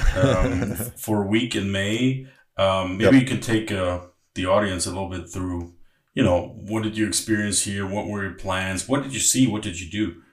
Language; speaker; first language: English; non-native, fluent; German